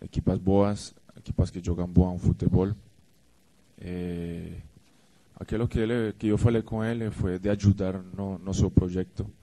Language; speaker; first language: Portuguese; non-native, fluent; Spanish